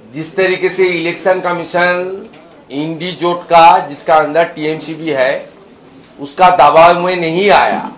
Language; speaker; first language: Hindi; non-native, local second language; Bangla